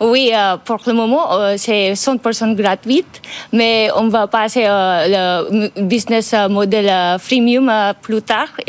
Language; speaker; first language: French; non-native, fluent; Filipino